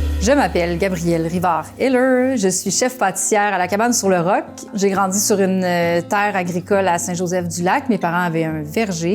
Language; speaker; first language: French; native; French